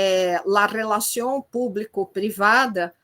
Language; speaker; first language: Spanish; non-native, fluent; Portuguese